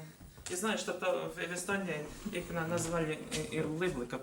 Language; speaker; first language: Russian; non-native, local second language; Latvian